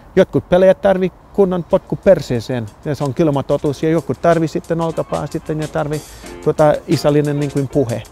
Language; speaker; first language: Finnish; non-native, fluent; English